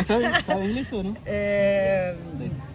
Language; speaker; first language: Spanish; non-native, learner; Urdu